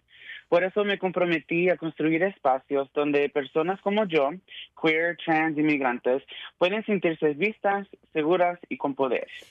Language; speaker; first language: Spanish; early bilingual, heritage; Spanish